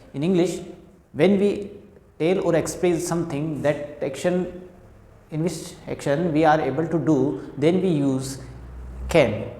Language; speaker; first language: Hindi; native; Hindi